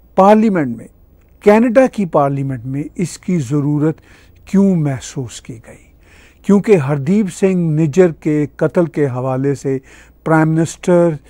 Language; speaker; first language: Urdu; non-native, local second language; Punjabi